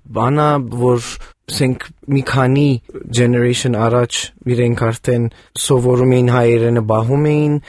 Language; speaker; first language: Armenian; early bilingual, heritage; Armenian